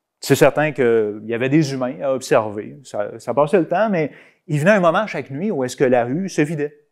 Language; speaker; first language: French; native; French